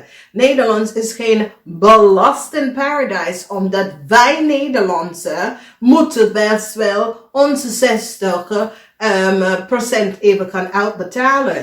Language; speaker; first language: Dutch; non-native, fluent; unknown